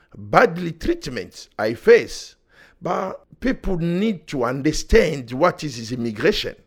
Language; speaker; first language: English; non-native, learner; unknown